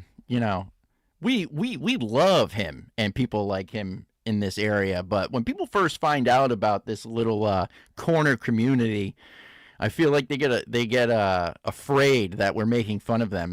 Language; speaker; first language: English; native; English